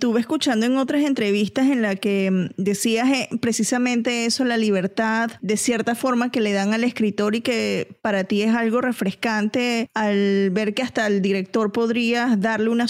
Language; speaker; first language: Spanish; native; Spanish